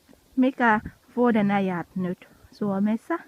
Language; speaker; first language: Finnish; non-native, learner; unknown